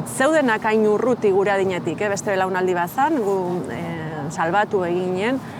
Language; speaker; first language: Basque; non-native, local second language; Spanish